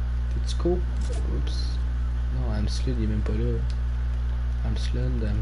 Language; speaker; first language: French; native; French